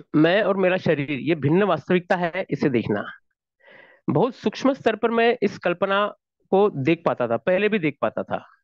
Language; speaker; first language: Hindi; non-native, local second language; Marathi